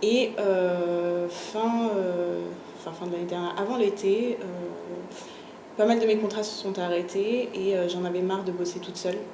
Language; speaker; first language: French; native; French